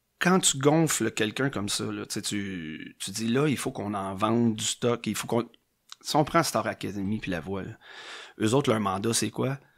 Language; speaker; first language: French; native; French